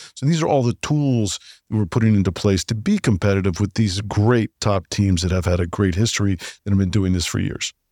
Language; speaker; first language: English; native; English